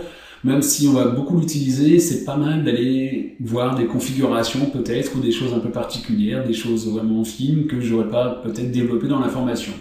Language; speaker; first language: French; native; French